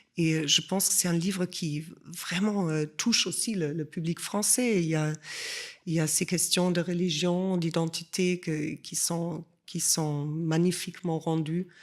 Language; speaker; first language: French; non-native, fluent; German